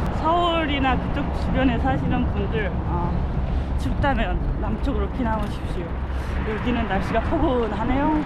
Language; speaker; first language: Korean; non-native, fluent; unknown